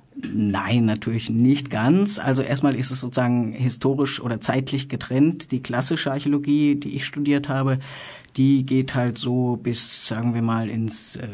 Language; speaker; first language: German; native; German